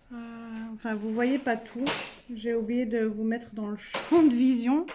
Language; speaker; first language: French; native; French